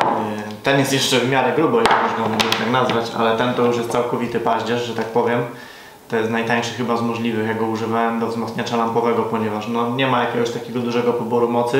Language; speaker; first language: Polish; native; Polish